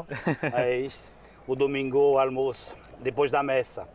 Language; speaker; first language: Portuguese; non-native, fluent; French